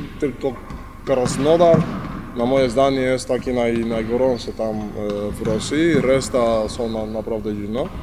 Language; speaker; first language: Polish; non-native, learner; Spanish